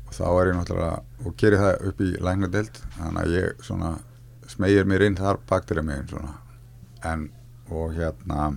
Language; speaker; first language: Icelandic; native; Icelandic